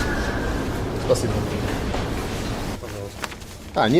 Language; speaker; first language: Russian; non-native, learner; English